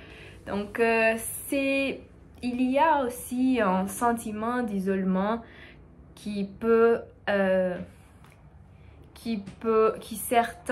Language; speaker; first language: French; non-native, learner; Portuguese